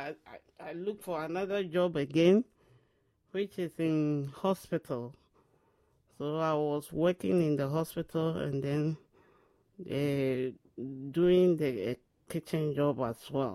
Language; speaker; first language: English; non-native, local second language; Akan